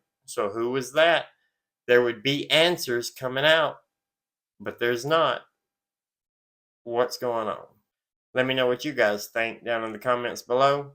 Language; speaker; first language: English; native; English